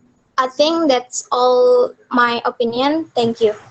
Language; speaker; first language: English; non-native, learner; Indonesian